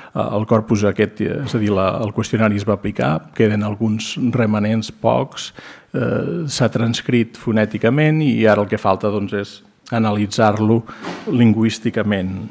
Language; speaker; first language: Catalan; native; Catalan